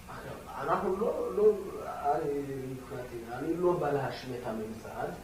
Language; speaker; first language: Hebrew; non-native, fluent; Amharic